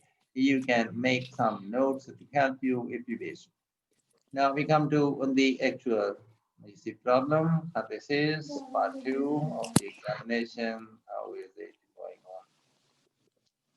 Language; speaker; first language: English; non-native, local second language; Urdu